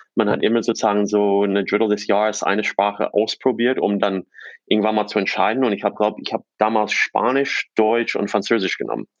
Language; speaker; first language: German; non-native, fluent; English